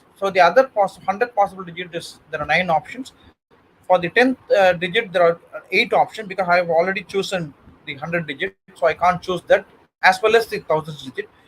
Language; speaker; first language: English; non-native, local second language; Tamil